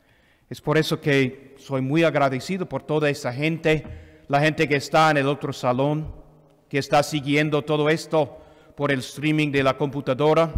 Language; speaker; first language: Spanish; non-native, fluent; English